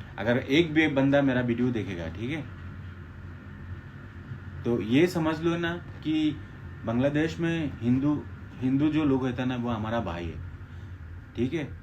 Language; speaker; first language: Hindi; non-native, fluent; Bangla